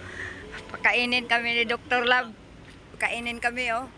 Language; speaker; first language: Filipino; non-native, local second language; Cebuano